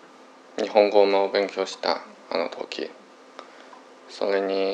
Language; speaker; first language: Japanese; non-native, learner; Chinese